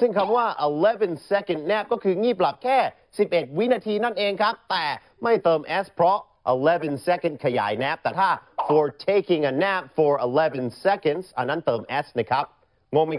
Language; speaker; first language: Thai; non-native, fluent; English